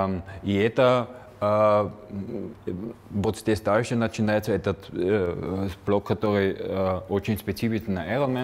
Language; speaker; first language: Russian; non-native, fluent; German